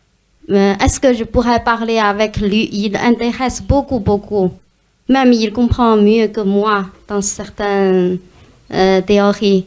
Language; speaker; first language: French; non-native, fluent; Chinese